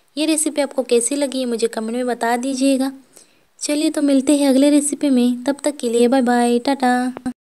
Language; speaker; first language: Hindi; non-native, local second language; Marathi